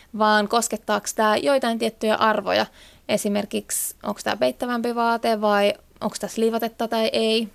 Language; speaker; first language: Finnish; native; Finnish